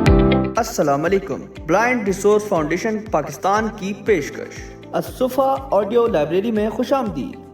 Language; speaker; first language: Urdu; native; Urdu